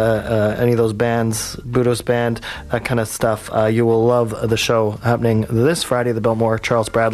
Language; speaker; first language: English; native; English